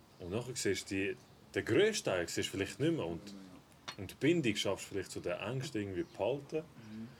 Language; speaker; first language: German; early bilingual, other home language; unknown